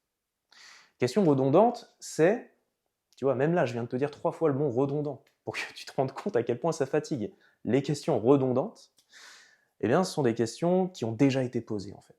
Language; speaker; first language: French; native; French